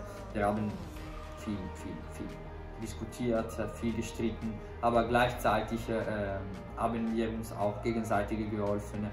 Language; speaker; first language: German; non-native, fluent; Italian